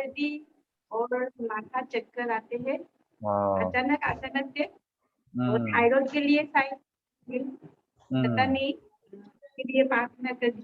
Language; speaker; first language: Hindi; non-native, local second language; Assamese